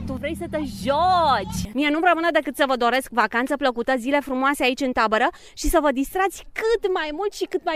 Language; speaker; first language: Romanian; native; Romanian